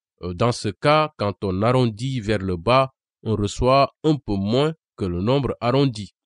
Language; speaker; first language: French; non-native, local second language; Wolof